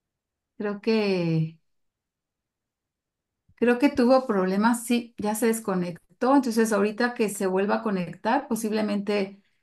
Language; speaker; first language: Spanish; native; Spanish